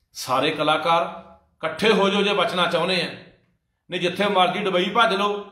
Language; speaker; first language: Punjabi; native; Punjabi